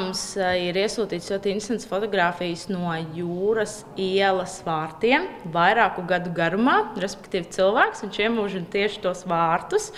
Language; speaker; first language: Latvian; native; Latvian